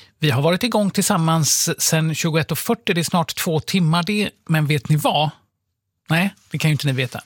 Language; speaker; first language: Swedish; native; Swedish